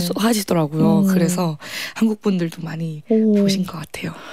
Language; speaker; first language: Korean; non-native, fluent; Thai